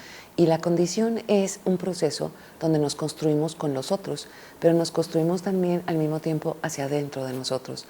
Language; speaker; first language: Spanish; native; Spanish